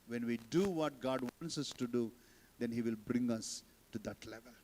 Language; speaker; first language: English; non-native, local second language; Telugu